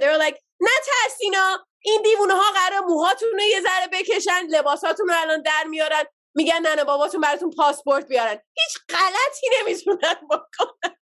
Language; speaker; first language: Persian; early bilingual, heritage; Persian